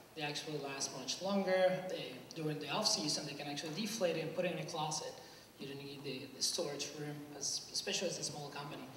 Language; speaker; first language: English; non-native, fluent; Spanish